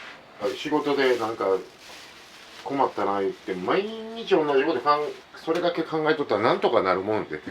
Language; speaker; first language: Japanese; native; Japanese